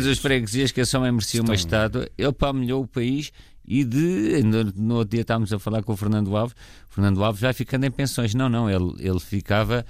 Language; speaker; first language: Portuguese; native; Portuguese